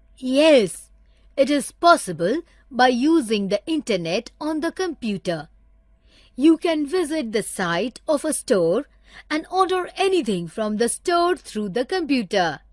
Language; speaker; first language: English; non-native, local second language; Urdu